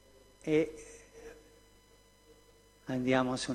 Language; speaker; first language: Italian; non-native, fluent; Spanish